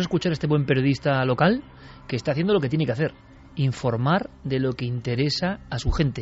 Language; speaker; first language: Spanish; native; Spanish